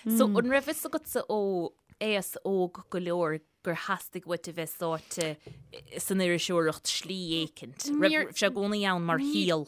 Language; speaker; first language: Irish; native; Irish